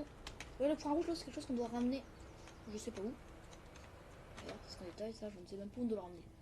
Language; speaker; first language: French; native; French